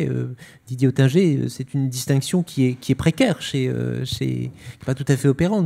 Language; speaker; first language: French; native; French